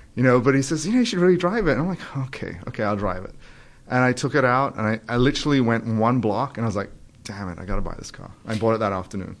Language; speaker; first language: English; native; English